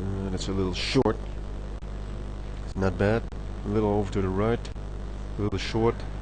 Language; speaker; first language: English; non-native, fluent; Dutch